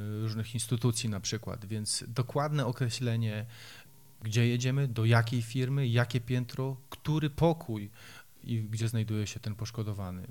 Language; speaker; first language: Polish; native; Polish